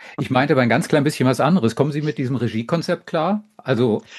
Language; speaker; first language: German; native; German